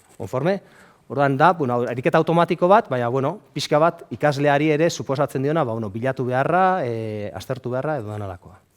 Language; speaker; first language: Basque; native; Basque